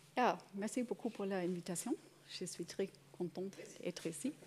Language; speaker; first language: French; non-native, learner; German